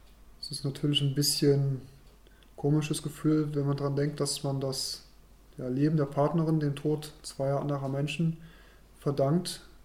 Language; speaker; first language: German; native; German